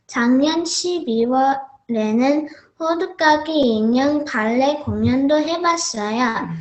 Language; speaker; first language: Korean; early bilingual, heritage; Korean